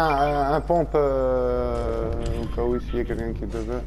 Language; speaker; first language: French; native; French